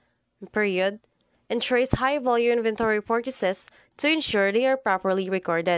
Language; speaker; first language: English; non-native, local second language; Cebuano